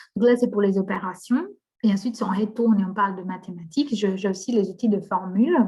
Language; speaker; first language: French; non-native, fluent; Portuguese